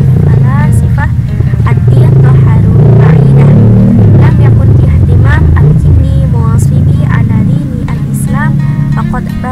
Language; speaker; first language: Arabic; non-native, learner; Indonesian